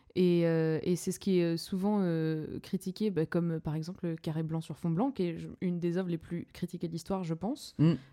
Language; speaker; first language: French; native; French